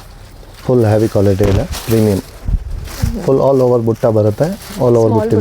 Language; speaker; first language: Kannada; non-native, local second language; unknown